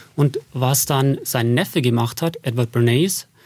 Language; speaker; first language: German; native; German